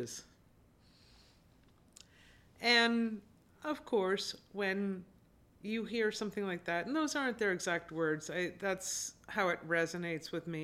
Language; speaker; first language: English; native; English